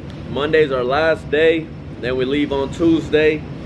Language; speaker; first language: English; early bilingual, other home language; Spanish